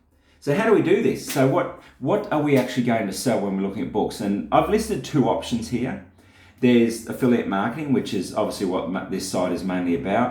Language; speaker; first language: English; native; English